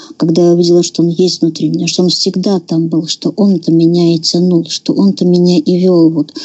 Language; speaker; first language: Russian; native; Russian